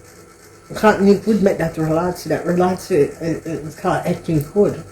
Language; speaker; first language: Dutch; non-native, learner; English